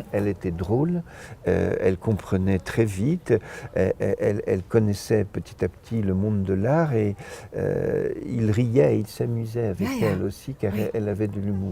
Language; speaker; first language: French; native; French